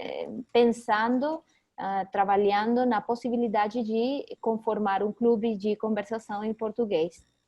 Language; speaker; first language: Portuguese; non-native, fluent; Spanish